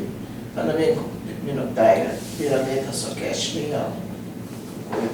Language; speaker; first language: Slovenian; early bilingual, heritage; Slovenian